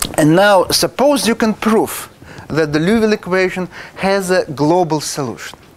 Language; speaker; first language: English; non-native, fluent; Russian